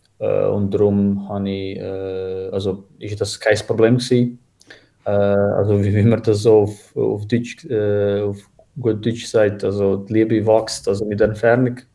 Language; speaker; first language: German; non-native, fluent; Croatian